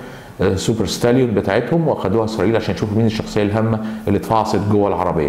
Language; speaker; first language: Arabic; native; Arabic